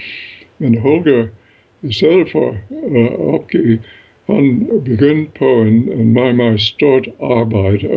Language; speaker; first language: Danish; non-native, fluent; English